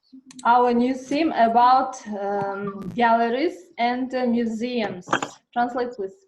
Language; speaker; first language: English; non-native, learner; Kazakh